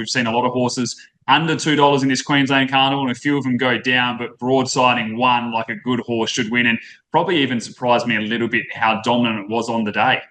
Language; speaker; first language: English; native; English